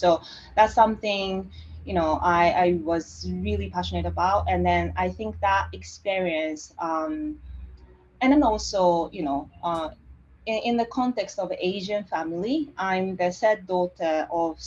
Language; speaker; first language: English; non-native, fluent; Japanese